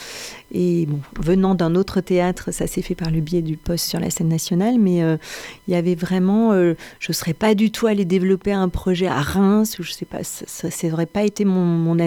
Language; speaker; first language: French; native; French